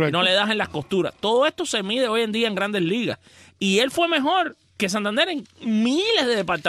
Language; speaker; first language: Spanish; native; Spanish